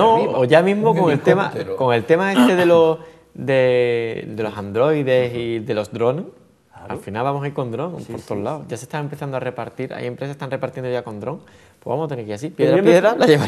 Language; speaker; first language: Spanish; native; Spanish